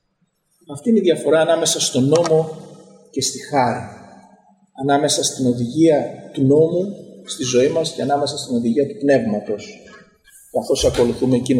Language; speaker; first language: Greek; native; Greek